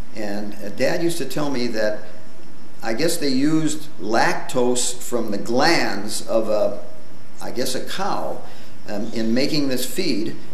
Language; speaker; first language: English; native; English